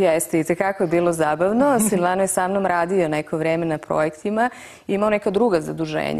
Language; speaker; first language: Croatian; native; Croatian